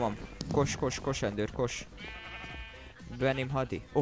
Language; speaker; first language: Turkish; non-native, learner; English